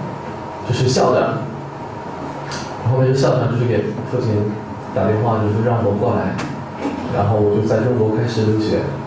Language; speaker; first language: Chinese; non-native, fluent; Korean